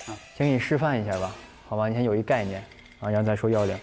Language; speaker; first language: Chinese; native; Chinese